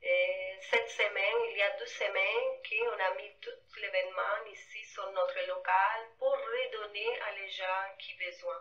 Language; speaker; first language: French; non-native, fluent; Spanish